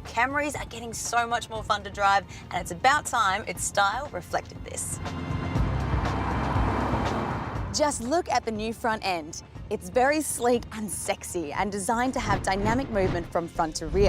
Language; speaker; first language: English; native; English